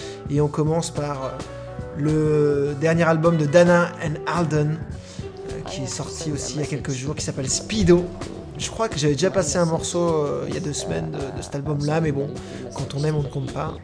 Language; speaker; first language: French; native; French